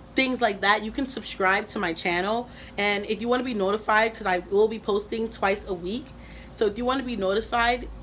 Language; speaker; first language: English; native; English